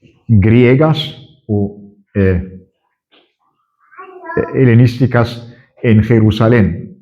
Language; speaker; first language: Spanish; non-native, fluent; German